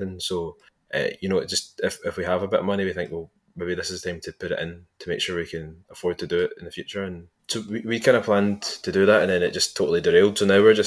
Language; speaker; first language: English; native; English